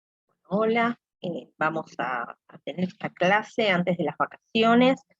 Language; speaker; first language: Spanish; native; Spanish